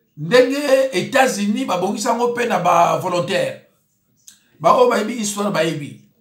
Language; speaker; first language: Lingala; non-native, local second language; Kongo